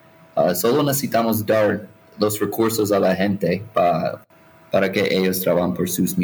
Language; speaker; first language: Spanish; non-native, fluent; English